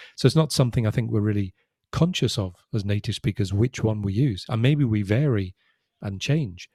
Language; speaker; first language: English; native; English